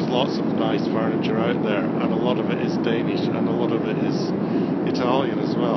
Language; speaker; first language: English; native; English